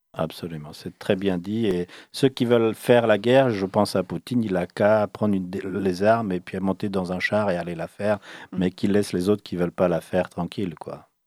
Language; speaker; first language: French; early bilingual, other home language; Bosnian